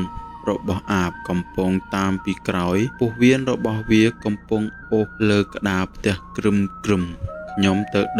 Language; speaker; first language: Khmer; native; Khmer